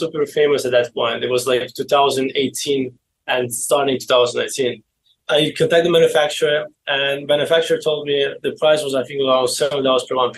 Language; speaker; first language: English; non-native, fluent; Azerbaijani